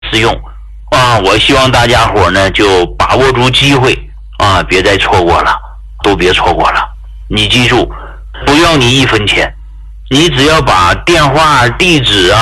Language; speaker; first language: Chinese; native; Chinese